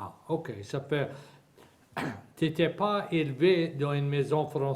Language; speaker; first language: French; native; French